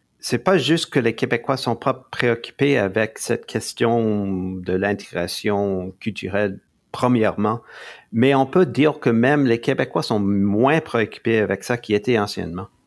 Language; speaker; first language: French; non-native, local second language; English